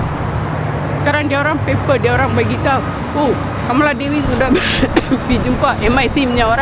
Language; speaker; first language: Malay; non-native, local second language; Tamil